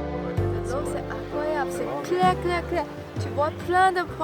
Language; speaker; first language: French; non-native, fluent; Chinese